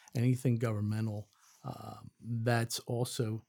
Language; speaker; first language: English; native; English